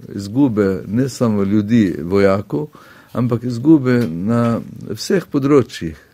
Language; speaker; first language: Slovenian; non-native, fluent; Arabic